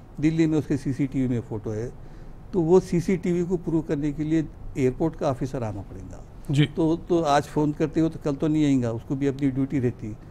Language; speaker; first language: Hindi; non-native, local second language; Urdu